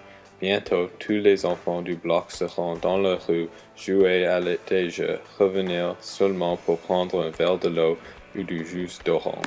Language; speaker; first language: French; non-native, learner; English